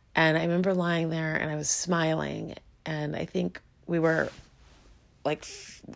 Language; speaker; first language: English; native; English